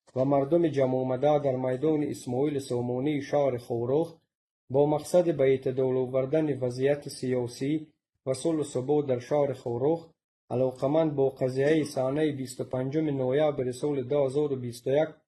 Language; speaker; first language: Tajik; non-native, local second language; Shughni